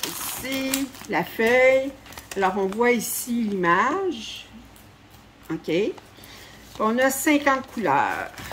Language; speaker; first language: French; native; French